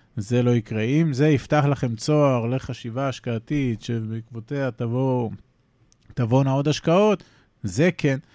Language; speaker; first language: Hebrew; native; Hebrew